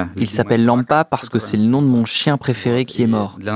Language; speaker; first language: French; non-native, fluent; Russian